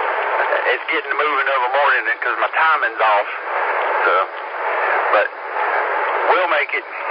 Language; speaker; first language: English; native; English